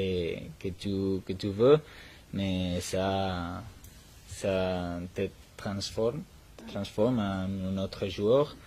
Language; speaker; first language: French; non-native, learner; Spanish